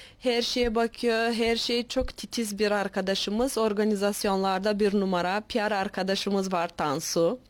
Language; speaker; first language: Turkish; native; Turkish